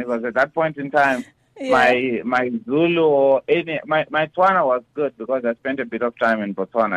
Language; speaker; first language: English; non-native, local second language; Shona